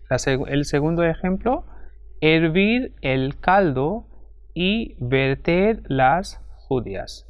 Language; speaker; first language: Spanish; non-native, fluent; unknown